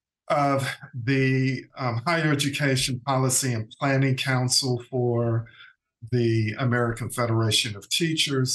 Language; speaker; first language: English; native; English